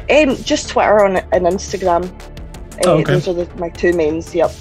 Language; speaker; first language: English; native; English